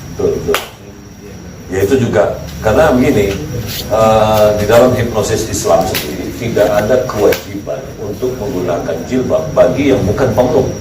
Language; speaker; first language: Indonesian; native; Indonesian